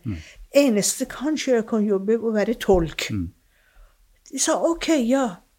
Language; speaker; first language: Norwegian; non-native, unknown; Persian